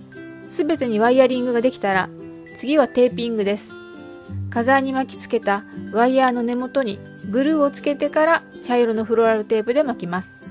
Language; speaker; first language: Japanese; native; Japanese